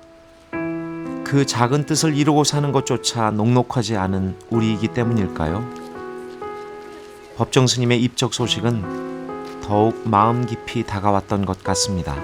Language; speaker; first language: Korean; native; Korean